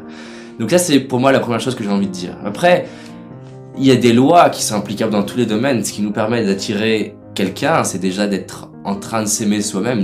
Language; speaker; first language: French; native; French